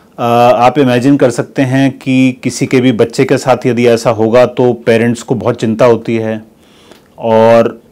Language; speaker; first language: Hindi; native; Hindi